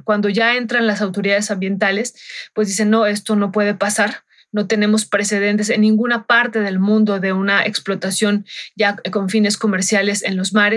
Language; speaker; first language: Spanish; native; Spanish